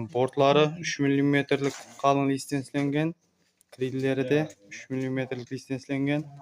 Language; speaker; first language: Uzbek; non-native, local second language; Kara-Kalpak